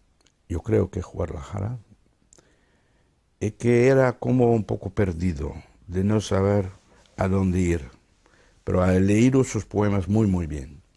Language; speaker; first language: Spanish; non-native, fluent; Dutch